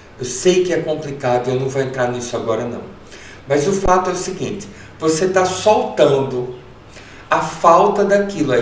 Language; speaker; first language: Portuguese; early bilingual, heritage; Portuguese